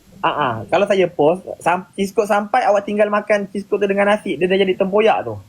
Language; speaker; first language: Malay; native; Malay